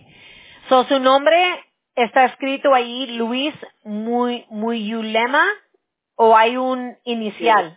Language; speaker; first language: Spanish; early bilingual, heritage; Spanish